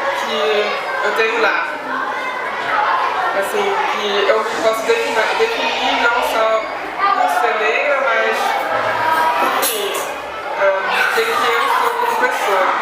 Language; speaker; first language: Portuguese; non-native, fluent; Swiss German